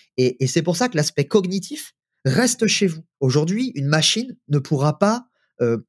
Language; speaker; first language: French; native; French